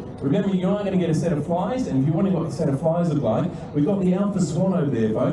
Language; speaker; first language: English; native; English